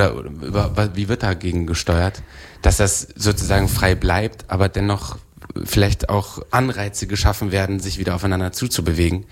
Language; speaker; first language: German; native; German